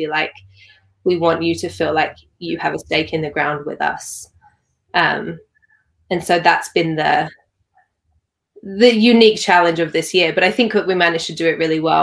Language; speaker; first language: English; native; English